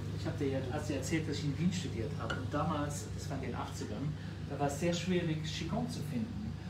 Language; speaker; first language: German; non-native, local second language; Luxembourgish